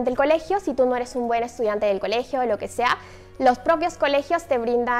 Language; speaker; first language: Spanish; native; Spanish